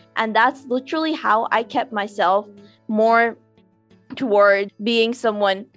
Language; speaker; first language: English; non-native, local second language; Urdu